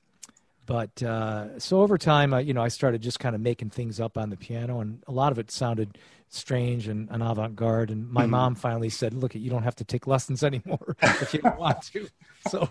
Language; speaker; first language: English; native; English